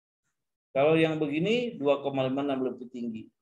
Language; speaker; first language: Indonesian; native; Indonesian